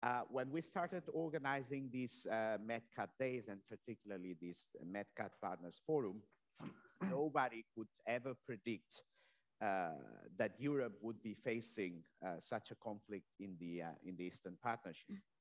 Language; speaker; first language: English; non-native, fluent; Catalan